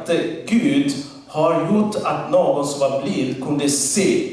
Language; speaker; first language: Swedish; non-native, learner; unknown